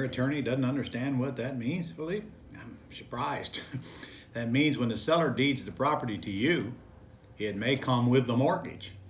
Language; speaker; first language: English; native; English